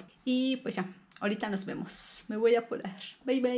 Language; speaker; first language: Spanish; native; Spanish